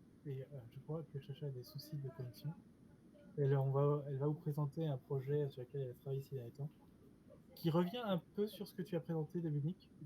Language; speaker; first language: French; native; French